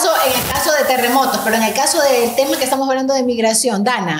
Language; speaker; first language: Spanish; native; Spanish